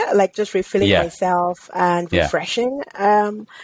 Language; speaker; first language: English; non-native, local second language; Yoruba